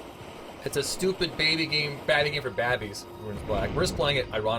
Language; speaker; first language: English; native; English